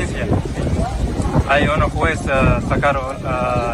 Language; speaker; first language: Spanish; non-native, learner; Arabic